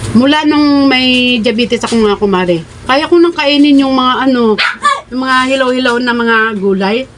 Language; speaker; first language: Filipino; non-native, local second language; Cebuano